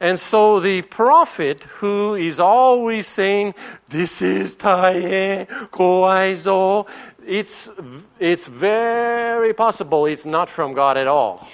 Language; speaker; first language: English; native; English